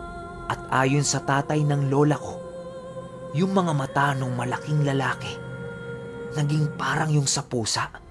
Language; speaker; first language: Filipino; native; Filipino